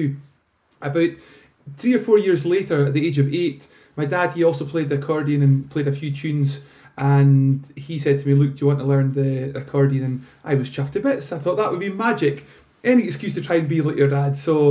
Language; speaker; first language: English; native; English